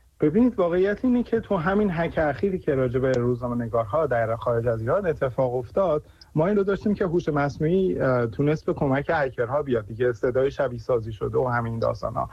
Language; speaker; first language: Persian; native; Persian